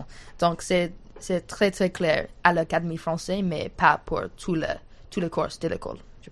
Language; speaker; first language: French; non-native, learner; English